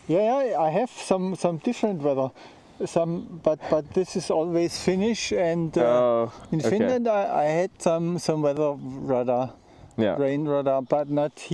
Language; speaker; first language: English; non-native, fluent; German